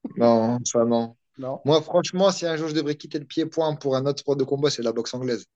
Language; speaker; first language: French; native; French